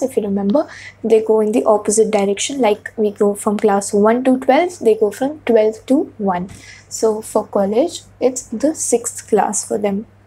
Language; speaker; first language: English; non-native, local second language; Hindi